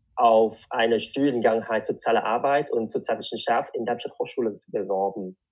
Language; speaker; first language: German; non-native, fluent; Vietnamese